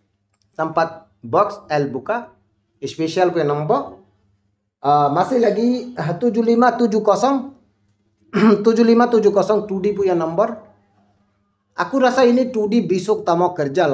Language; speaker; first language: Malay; non-native, local second language; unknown